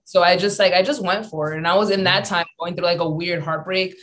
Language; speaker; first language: English; native; English